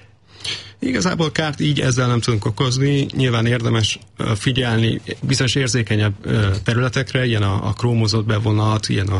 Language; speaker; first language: Hungarian; native; Hungarian